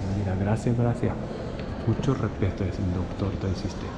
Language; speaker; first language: Spanish; non-native, learner; Japanese